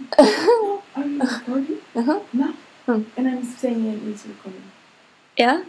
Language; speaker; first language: English; non-native, learner; Japanese